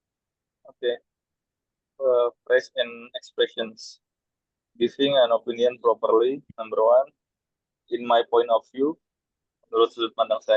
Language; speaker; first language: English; non-native, learner; Indonesian